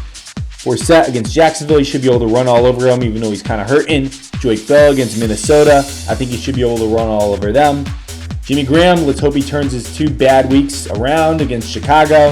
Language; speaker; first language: English; native; English